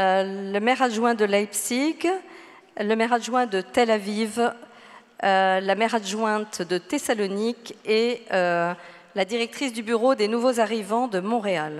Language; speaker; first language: French; native; French